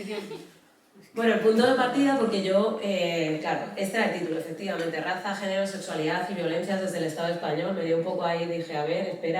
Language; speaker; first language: Spanish; native; Spanish